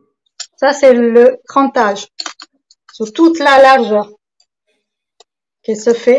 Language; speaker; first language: French; non-native, fluent; Italian